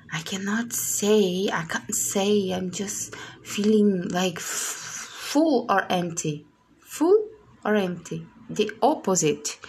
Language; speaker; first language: English; non-native, learner; Portuguese